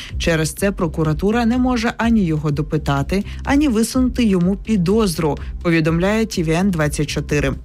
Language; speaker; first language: Ukrainian; native; Ukrainian